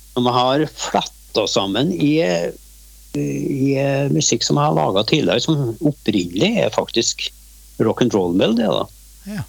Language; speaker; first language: Norwegian; native; Norwegian